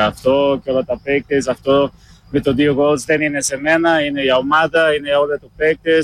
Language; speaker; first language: Greek; non-native, learner; Portuguese